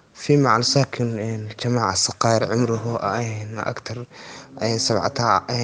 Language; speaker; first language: Arabic; non-native, local second language; Somali